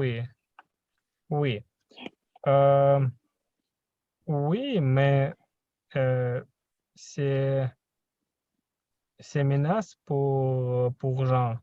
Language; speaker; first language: French; non-native, learner; Russian